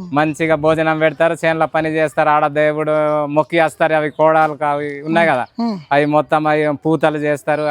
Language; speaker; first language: Telugu; non-native, local second language; Gondi